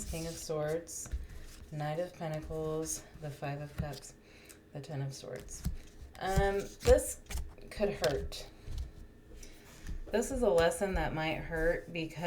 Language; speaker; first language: English; native; English